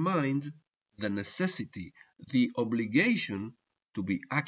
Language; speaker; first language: English; early bilingual, other home language; Spanish